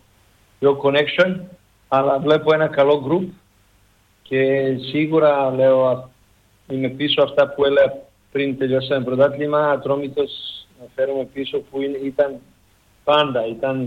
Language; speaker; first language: Greek; non-native, learner; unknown